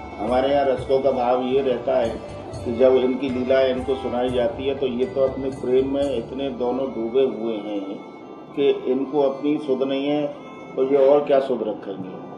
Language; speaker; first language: Hindi; native; Hindi